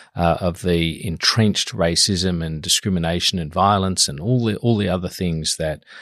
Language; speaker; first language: English; native; English